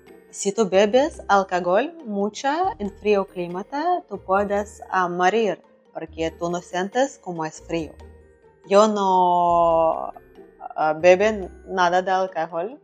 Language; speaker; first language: Spanish; non-native, learner; Russian